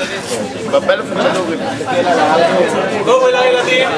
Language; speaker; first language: Hebrew; native; Hebrew